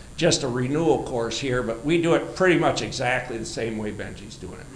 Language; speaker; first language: English; native; English